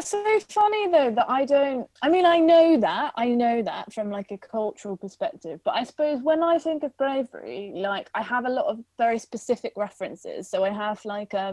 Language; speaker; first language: English; native; English